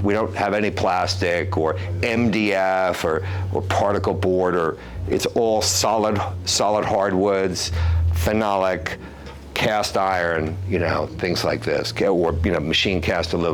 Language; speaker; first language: English; native; English